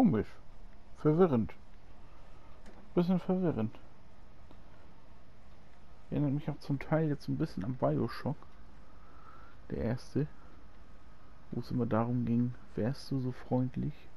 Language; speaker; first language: German; native; German